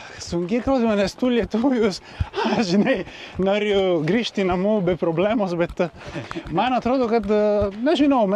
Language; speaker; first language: Lithuanian; non-native, learner; Italian